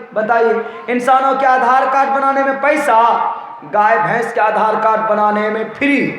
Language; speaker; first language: Urdu; native; Urdu